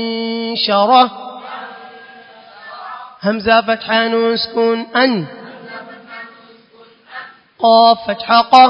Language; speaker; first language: Arabic; non-native, learner; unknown